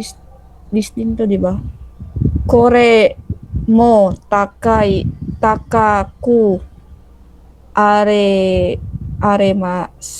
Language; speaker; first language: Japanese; non-native, learner; Filipino